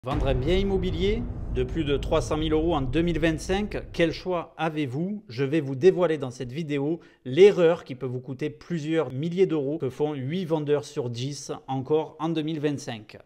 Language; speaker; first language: French; native; French